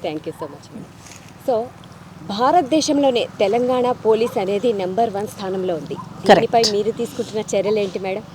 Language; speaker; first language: Telugu; native; Telugu